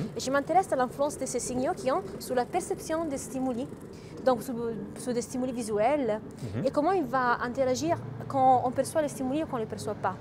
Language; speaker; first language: French; non-native, fluent; Italian